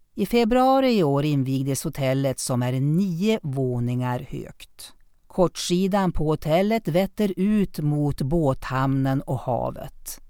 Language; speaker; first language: Swedish; native; Swedish